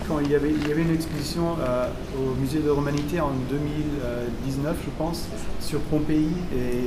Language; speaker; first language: French; non-native, fluent; German